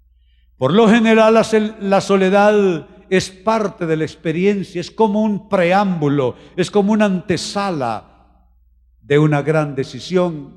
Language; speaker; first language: Spanish; native; Spanish